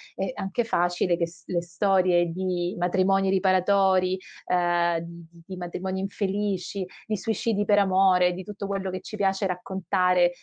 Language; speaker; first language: Italian; native; Italian